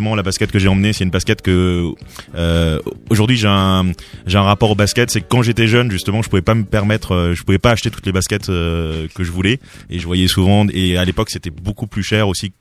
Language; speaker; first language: French; native; French